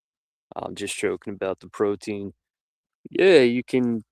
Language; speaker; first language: English; native; English